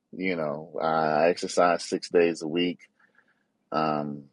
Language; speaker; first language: English; native; English